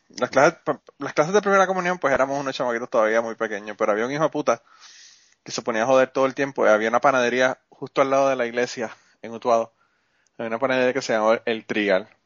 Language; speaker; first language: Spanish; native; Spanish